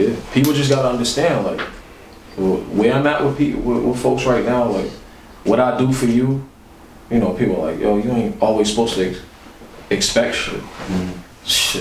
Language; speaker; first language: English; native; English